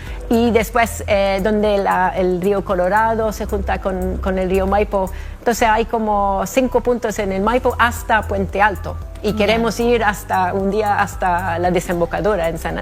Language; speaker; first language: Spanish; non-native, fluent; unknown